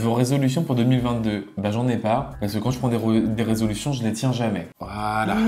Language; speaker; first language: French; native; French